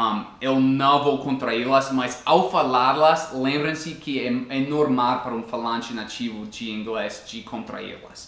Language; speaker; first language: Portuguese; non-native, fluent; English